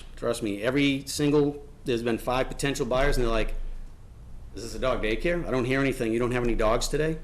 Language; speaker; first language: English; native; English